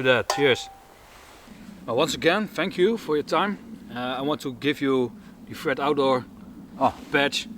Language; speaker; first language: English; non-native, fluent; Dutch